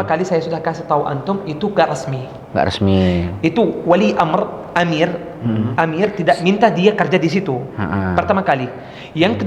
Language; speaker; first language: Indonesian; non-native, learner; Arabic